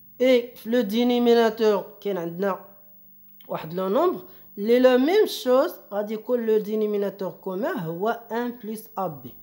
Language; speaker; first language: French; non-native, local second language; Arabic